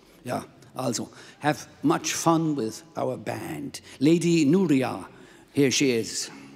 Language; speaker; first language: English; non-native, fluent; Swiss German